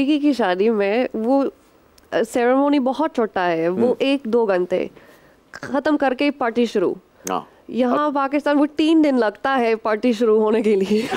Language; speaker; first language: Hindi; non-native, learner; English